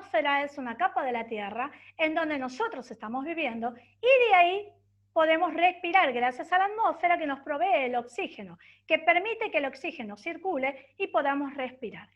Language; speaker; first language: Spanish; native; Spanish